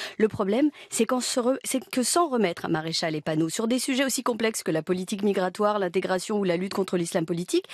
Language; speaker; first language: French; native; French